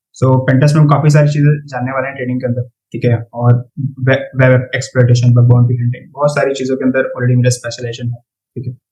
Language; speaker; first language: Hindi; native; Hindi